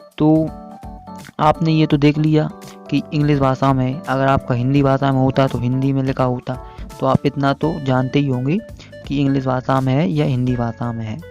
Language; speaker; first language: Hindi; native; Hindi